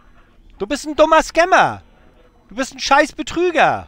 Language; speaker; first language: German; native; German